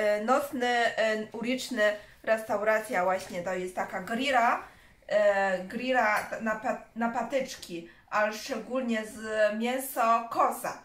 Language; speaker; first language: Polish; non-native, learner; Chinese